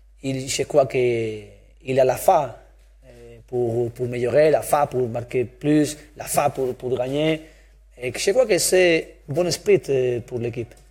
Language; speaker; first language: French; non-native, learner; Spanish